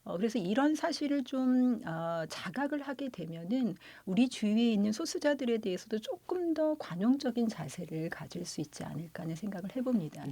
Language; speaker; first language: Korean; native; Korean